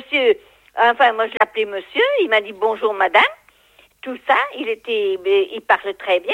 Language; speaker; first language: French; native; French